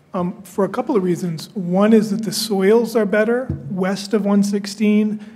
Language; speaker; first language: English; native; English